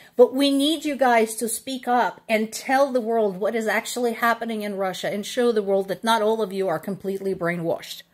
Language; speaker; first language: English; non-native, fluent; Russian